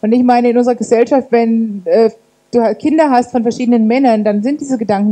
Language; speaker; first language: German; native; German